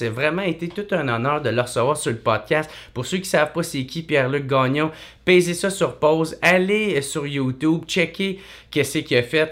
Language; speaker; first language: French; native; French